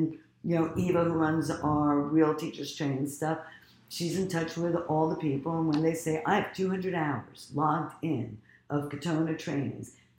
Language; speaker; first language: English; native; English